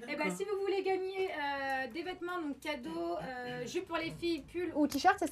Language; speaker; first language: French; native; French